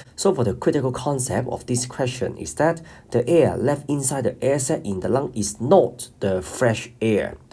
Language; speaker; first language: English; non-native, local second language; Cantonese